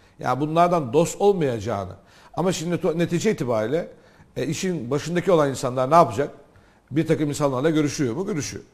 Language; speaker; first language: Turkish; native; Turkish